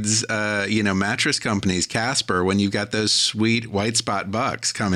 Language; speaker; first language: English; native; English